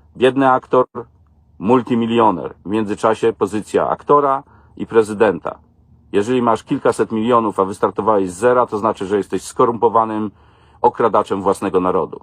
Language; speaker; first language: Polish; native; Polish